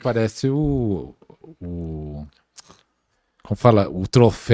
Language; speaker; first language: Portuguese; native; Portuguese